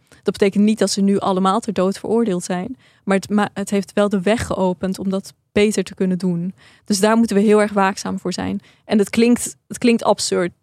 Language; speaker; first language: Dutch; early bilingual, other home language; Persian